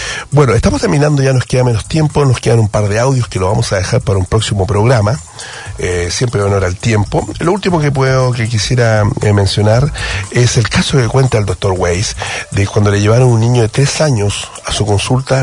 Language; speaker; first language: Spanish; native; Spanish